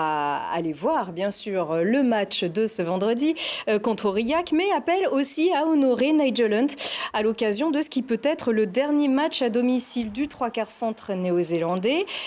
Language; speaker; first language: French; native; French